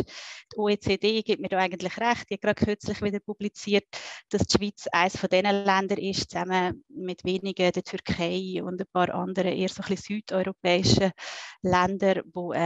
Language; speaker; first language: German; native; German